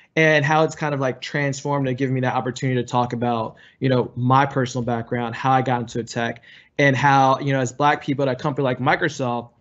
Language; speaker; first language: English; native; English